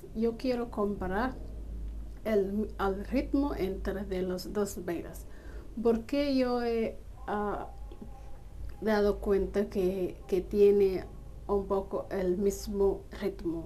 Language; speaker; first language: Spanish; non-native, learner; Somali